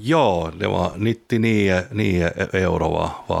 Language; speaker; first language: Swedish; non-native, local second language; Finnish